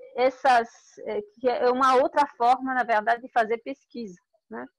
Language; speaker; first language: Portuguese; non-native, fluent; French